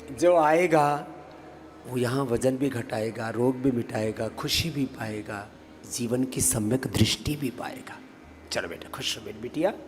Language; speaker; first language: Hindi; native; Hindi